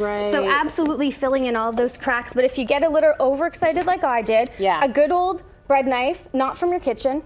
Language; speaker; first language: English; native; English